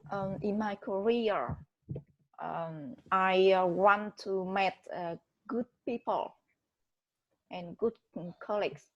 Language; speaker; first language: English; non-native, learner; Vietnamese